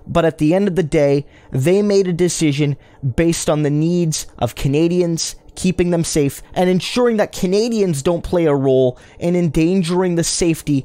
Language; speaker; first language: English; native; English